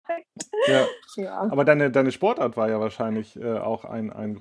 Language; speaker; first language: German; native; German